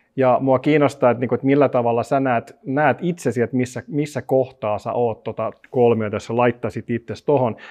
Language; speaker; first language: Finnish; non-native, local second language; Swedish